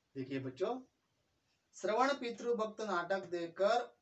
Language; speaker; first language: Hindi; non-native, local second language; Kannada